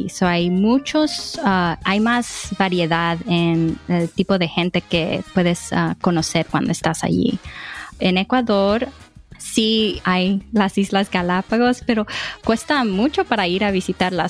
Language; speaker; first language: Spanish; early bilingual, heritage; Spanish